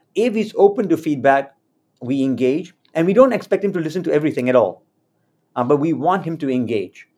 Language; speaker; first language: English; native; English